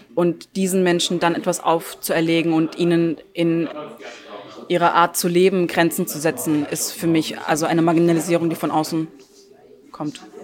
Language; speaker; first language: German; early bilingual, other home language; Turkish